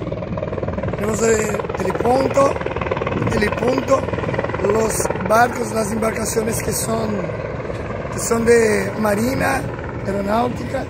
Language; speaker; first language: Spanish; non-native, learner; Portuguese